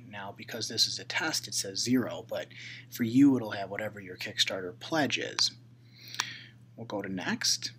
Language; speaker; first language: English; native; English